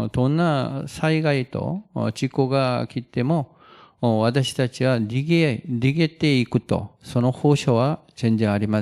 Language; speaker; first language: Japanese; non-native, fluent; Korean